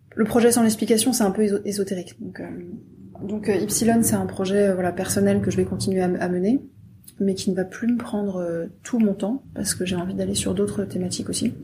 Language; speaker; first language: French; native; French